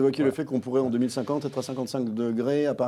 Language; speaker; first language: French; native; French